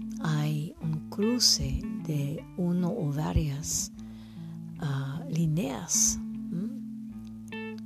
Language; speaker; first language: Spanish; non-native, fluent; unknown